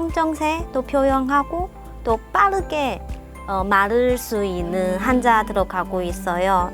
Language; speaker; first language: Korean; non-native, learner; Chinese